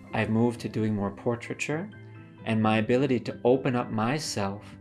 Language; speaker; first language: English; native; English